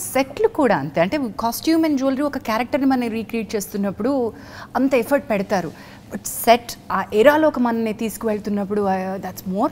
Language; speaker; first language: Telugu; native; Telugu